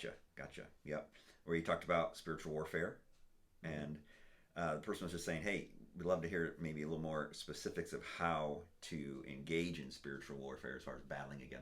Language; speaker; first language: English; native; English